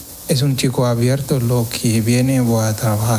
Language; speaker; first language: Spanish; non-native, learner; Wolof